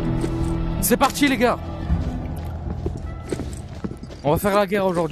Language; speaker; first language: French; native; French